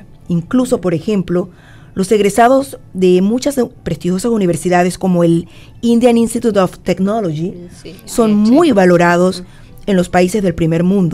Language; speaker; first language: Spanish; native; Spanish